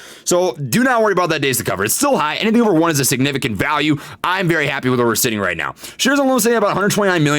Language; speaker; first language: English; native; English